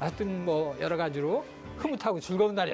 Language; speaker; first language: Korean; native; Korean